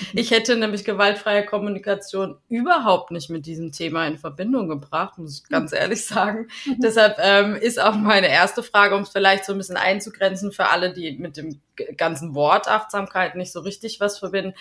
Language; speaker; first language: German; native; German